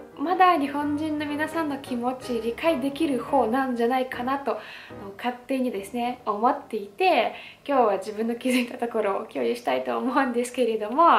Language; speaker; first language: Japanese; non-native, fluent; Russian